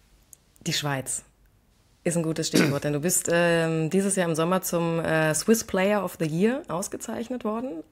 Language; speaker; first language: German; native; German